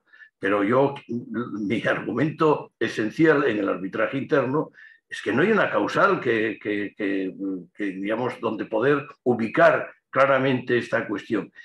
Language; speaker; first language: Spanish; native; Spanish